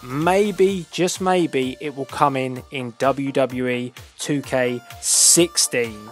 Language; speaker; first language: English; native; English